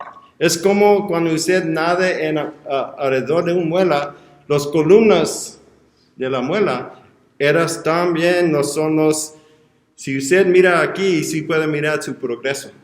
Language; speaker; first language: Spanish; non-native, learner; English